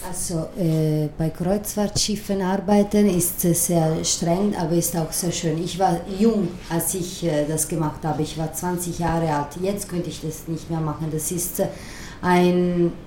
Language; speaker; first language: German; non-native, learner; Italian